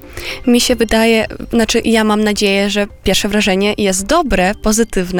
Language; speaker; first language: Polish; non-native, fluent; Romanian